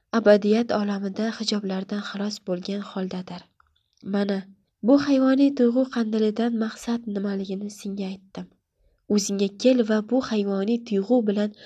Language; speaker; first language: Uzbek; native; Uzbek